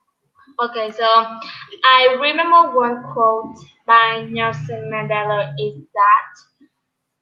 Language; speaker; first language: English; non-native, learner; Vietnamese